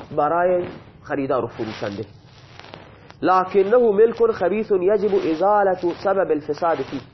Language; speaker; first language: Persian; non-native, local second language; Baluchi